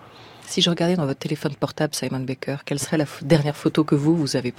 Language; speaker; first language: French; native; French